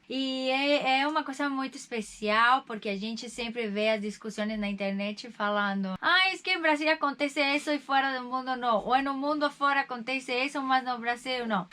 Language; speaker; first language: Portuguese; non-native, fluent; Spanish